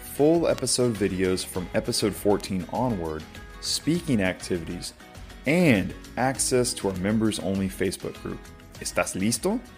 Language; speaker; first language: English; native; English